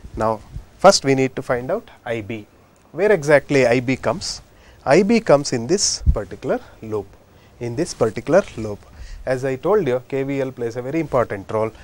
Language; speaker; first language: English; non-native, local second language; Kannada